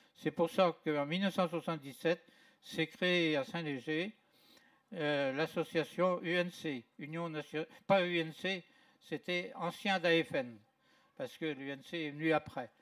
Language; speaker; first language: French; native; French